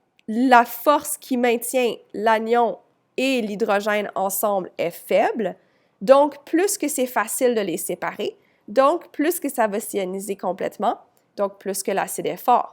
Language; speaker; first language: French; native; French